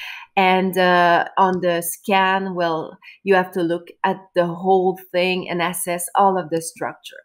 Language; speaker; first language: English; non-native, fluent; French